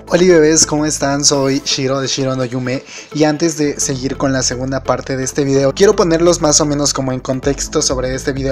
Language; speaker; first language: Spanish; native; Spanish